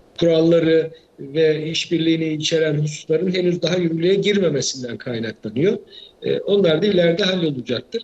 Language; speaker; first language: Turkish; native; Turkish